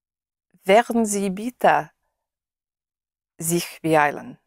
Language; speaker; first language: German; non-native, learner; English